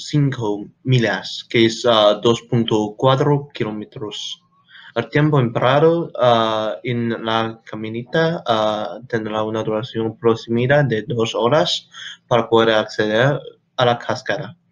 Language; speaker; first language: Spanish; non-native, learner; English